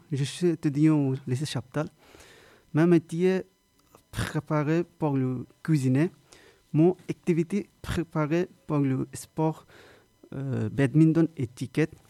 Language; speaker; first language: French; non-native, learner; Bangla